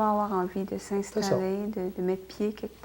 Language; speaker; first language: French; native; French